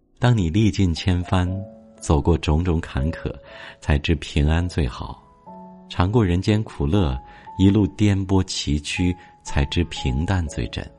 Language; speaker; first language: Chinese; native; Chinese